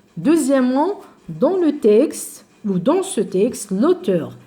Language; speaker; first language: French; non-native, local second language; Arabic